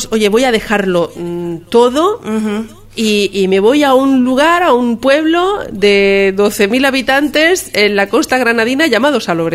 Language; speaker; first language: Spanish; native; Spanish